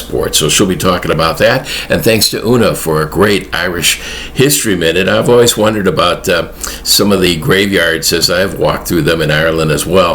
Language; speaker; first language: English; native; English